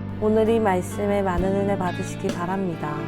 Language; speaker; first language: Korean; native; Korean